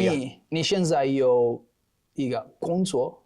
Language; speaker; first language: Chinese; non-native, learner; Portuguese